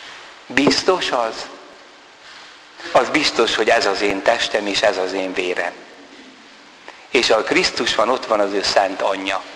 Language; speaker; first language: Hungarian; native; Hungarian